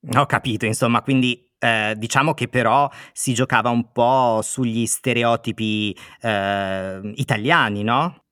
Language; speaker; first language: Italian; native; Italian